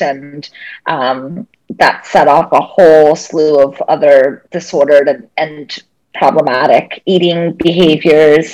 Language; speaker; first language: English; native; English